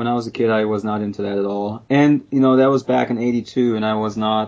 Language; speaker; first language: English; non-native, fluent; German